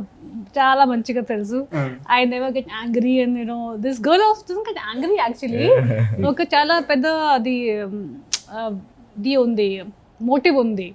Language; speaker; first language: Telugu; non-native, fluent; Hindi